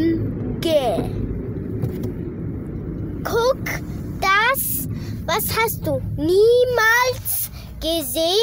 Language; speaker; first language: German; early bilingual, other home language; Vietnamese